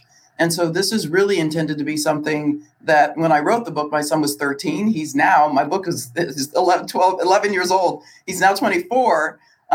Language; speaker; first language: English; native; English